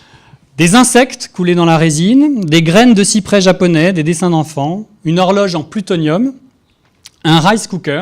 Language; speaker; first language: French; native; French